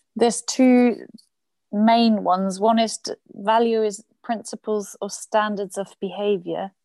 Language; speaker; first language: English; non-native, fluent; German